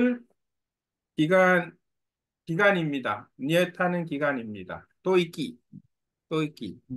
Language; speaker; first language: Korean; native; Korean